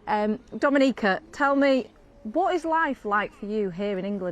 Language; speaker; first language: English; native; English